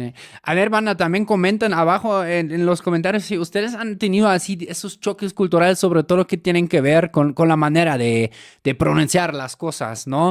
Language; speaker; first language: Spanish; native; Spanish